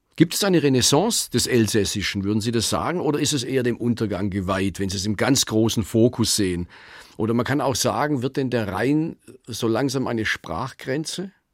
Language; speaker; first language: German; native; German